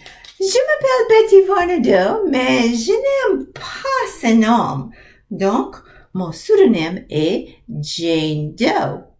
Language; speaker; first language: French; non-native, learner; English